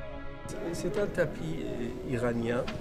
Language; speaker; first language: French; non-native, fluent; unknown